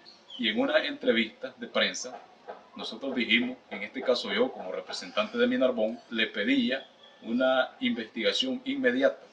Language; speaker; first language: Spanish; native; Spanish